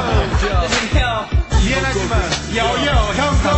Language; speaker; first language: Korean; native; Korean